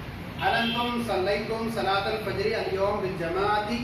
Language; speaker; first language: Arabic; non-native, fluent; Urdu